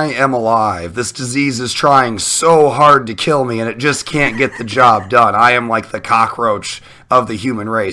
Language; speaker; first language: English; native; English